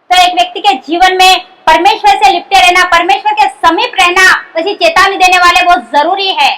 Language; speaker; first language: Hindi; non-native, local second language; Marathi